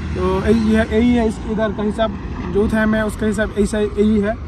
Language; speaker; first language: Hindi; non-native, learner; Bangla